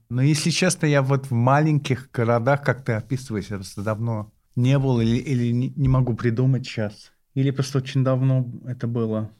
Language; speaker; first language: Russian; non-native, fluent; English